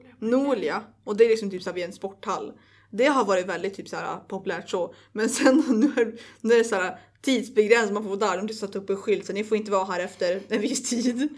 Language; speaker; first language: Swedish; native; Swedish